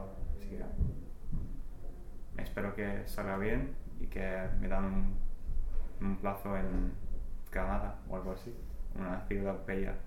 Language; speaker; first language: Spanish; non-native, fluent; English